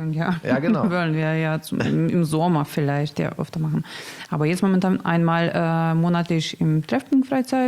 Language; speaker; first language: German; non-native, learner; Russian